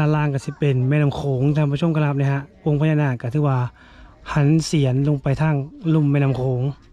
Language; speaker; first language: Thai; native; Thai